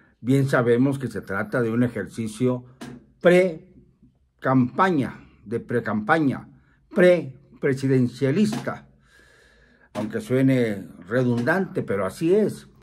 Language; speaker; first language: Spanish; native; Spanish